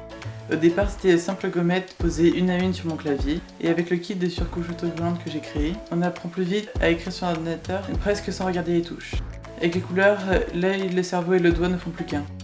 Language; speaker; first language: French; native; French